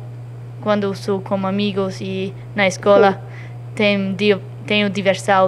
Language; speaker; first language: Portuguese; non-native, learner; German